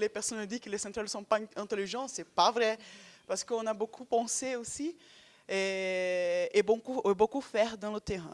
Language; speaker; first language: French; non-native, fluent; Portuguese